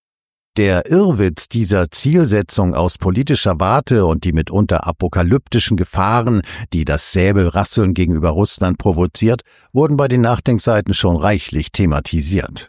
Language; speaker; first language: German; native; German